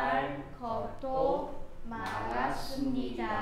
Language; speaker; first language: Korean; non-native, learner; Vietnamese